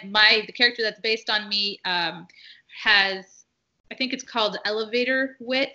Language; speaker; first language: English; early bilingual, other home language; Arabic